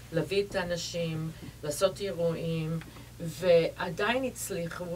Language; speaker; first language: Hebrew; early bilingual, heritage; Hebrew